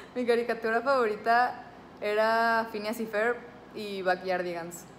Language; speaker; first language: Spanish; native; Spanish